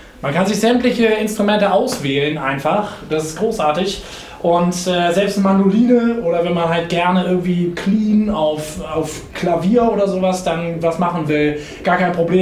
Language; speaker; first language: German; native; German